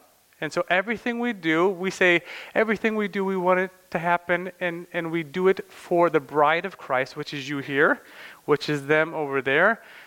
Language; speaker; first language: English; native; English